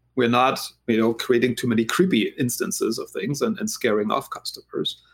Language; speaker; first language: English; non-native, fluent; German